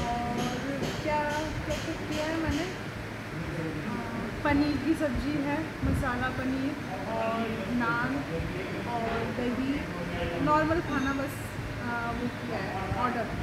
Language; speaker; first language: Hindi; native; Hindi